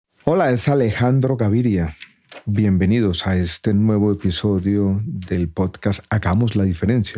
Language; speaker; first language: Spanish; native; Spanish